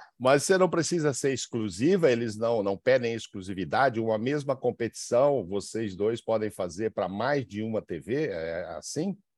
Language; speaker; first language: Portuguese; native; Portuguese